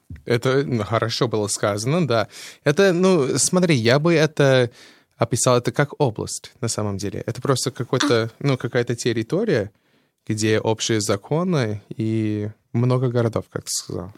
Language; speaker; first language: Russian; non-native, fluent; English